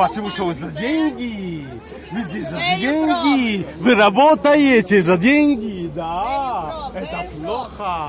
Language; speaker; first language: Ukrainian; non-native, local second language; Russian